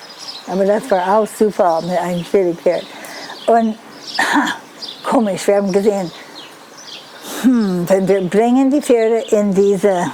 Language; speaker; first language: German; non-native, learner; English